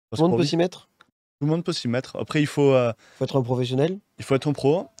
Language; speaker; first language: French; native; French